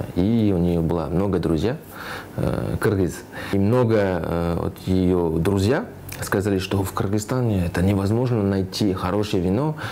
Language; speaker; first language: Russian; non-native, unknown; French